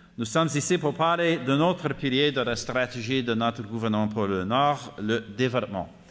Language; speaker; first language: French; non-native, fluent; English